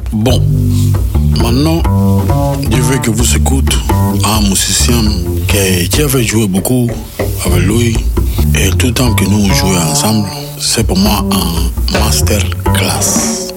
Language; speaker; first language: French; non-native, learner; Spanish